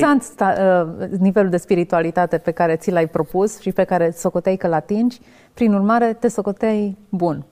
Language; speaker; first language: Romanian; native; Romanian